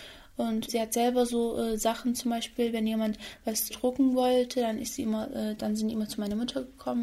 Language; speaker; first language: German; early bilingual, other home language; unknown